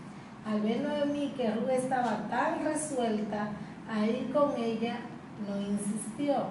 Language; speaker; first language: Spanish; native; Spanish